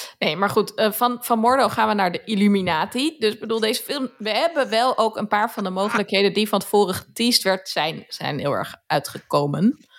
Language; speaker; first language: Dutch; native; Dutch